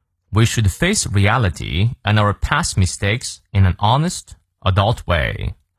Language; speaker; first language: English; non-native, fluent; Chinese